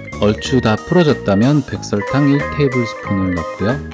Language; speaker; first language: Korean; native; Korean